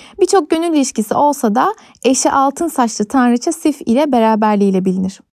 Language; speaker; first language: Turkish; native; Turkish